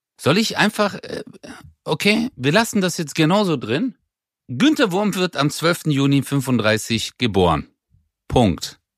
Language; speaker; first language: German; early bilingual, other home language; Turkish